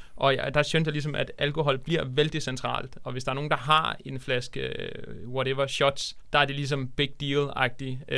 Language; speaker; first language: Danish; native; Danish